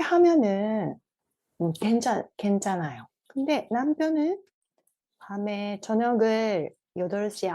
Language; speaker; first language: Korean; non-native, fluent; Japanese